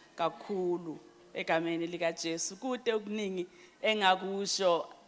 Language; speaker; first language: Zulu; non-native, local second language; Swati